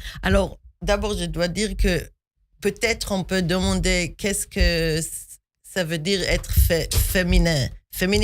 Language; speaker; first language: French; non-native, fluent; Hebrew